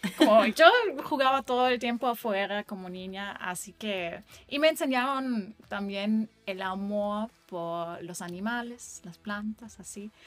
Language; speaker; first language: Spanish; non-native, fluent; German